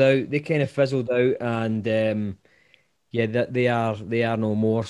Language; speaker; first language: English; native; English